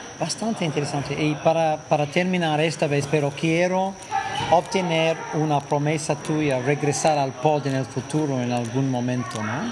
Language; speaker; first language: Spanish; non-native, fluent; English